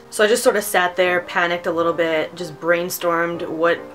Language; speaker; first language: English; early bilingual, other home language; Romanian